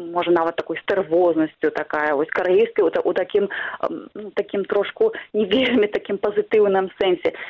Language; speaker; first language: Belarusian; non-native, local second language; Russian